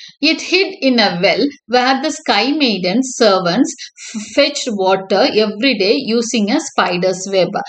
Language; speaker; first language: English; non-native, local second language; Tamil